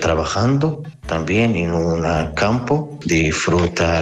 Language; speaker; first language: Spanish; non-native, learner; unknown